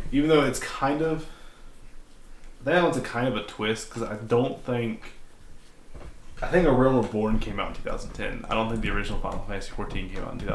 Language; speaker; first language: English; native; English